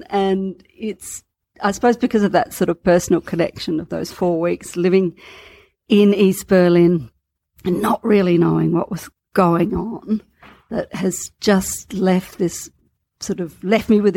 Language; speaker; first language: English; native; English